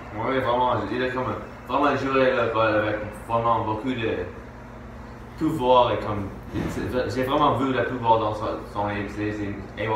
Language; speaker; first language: French; non-native, learner; English